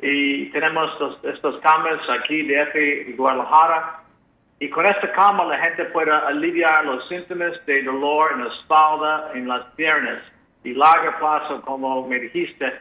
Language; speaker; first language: Spanish; non-native, fluent; English